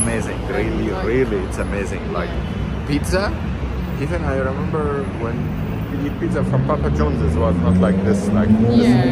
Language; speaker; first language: English; non-native, fluent; Arabic